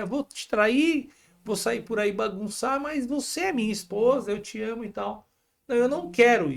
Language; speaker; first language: Portuguese; native; Portuguese